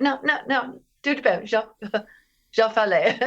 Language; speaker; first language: Portuguese; non-native, fluent; English